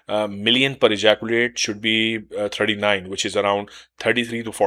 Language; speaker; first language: English; non-native, local second language; Urdu